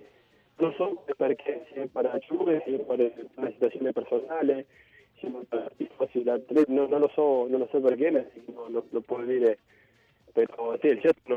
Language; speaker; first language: Italian; non-native, fluent; Spanish